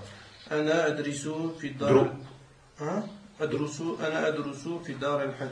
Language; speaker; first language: Arabic; non-native, learner; French